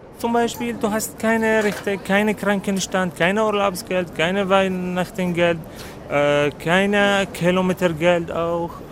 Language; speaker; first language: German; non-native, learner; Arabic